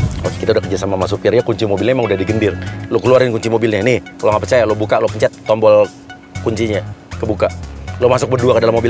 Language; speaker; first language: Indonesian; native; Indonesian